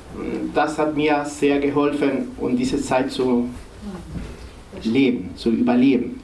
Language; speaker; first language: German; non-native, fluent; Spanish